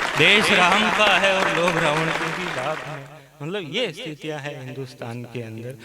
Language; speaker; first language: Hindi; native; Hindi